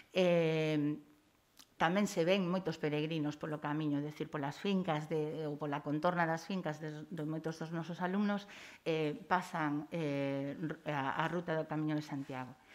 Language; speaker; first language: Galician; native; Galician